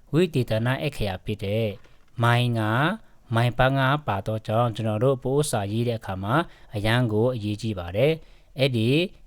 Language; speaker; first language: Burmese; non-native, local second language; Pa'o Karen